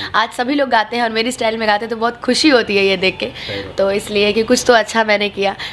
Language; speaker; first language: Hindi; native; Hindi